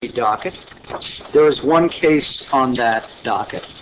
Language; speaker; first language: English; native; English